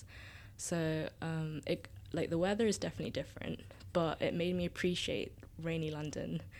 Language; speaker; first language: English; native; English